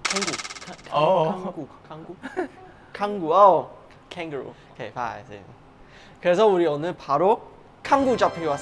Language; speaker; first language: Korean; non-native, fluent; Chinese